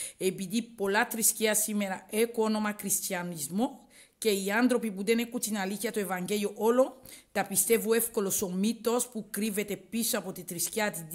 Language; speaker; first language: Greek; non-native, learner; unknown